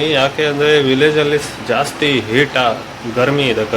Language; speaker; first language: Kannada; non-native, local second language; Hindi